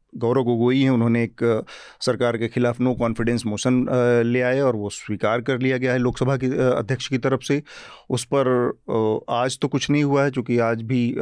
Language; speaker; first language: Hindi; native; Hindi